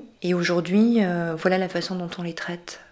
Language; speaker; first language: French; native; French